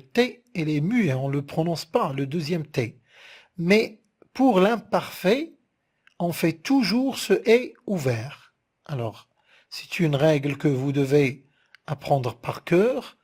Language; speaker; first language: French; non-native, local second language; Arabic